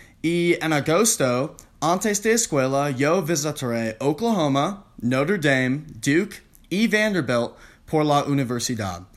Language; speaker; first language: Spanish; non-native, learner; English